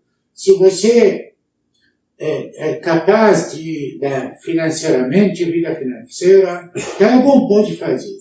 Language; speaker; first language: Portuguese; non-native, learner; Arabic